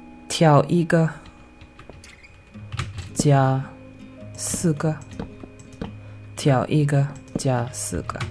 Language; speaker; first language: Chinese; non-native, learner; English